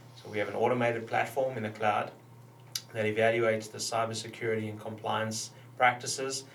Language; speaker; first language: English; native; English